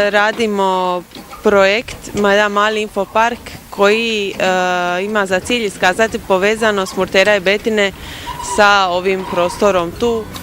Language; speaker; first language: Croatian; native; Croatian